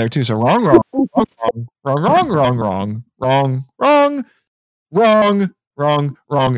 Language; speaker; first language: English; native; English